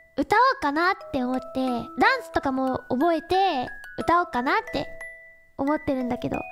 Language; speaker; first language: Japanese; non-native, fluent; English